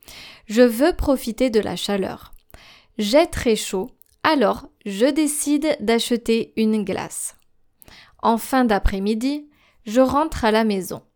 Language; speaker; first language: French; non-native, fluent; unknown